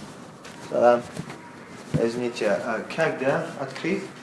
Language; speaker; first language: Russian; non-native, learner; English